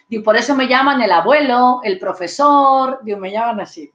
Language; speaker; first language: Spanish; non-native, local second language; Catalan